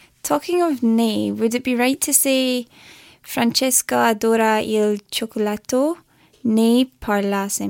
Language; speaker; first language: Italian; non-native, learner; English